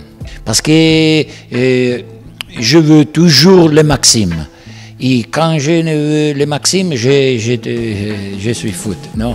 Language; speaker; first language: French; non-native, learner; Italian